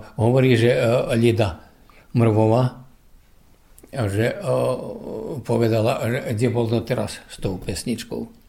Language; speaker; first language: Slovak; early bilingual, heritage; Slovak